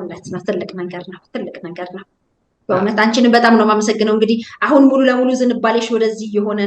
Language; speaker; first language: Amharic; native; Amharic